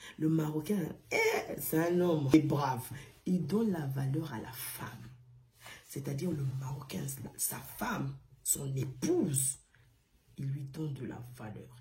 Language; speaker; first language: French; non-native, local second language; Arabic